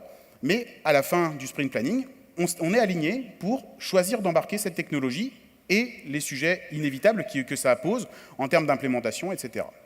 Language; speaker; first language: French; native; French